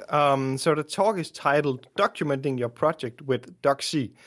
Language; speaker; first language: English; non-native, fluent; Danish